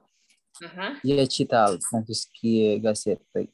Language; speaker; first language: Russian; non-native, learner; Indonesian